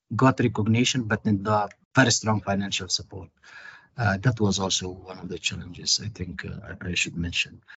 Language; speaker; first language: English; non-native, fluent; Persian